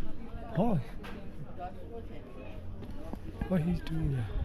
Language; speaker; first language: English; non-native, learner; Burmese